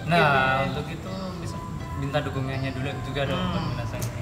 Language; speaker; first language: Indonesian; native; Indonesian